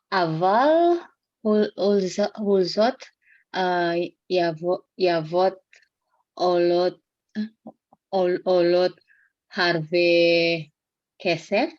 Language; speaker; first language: Hebrew; non-native, learner; Indonesian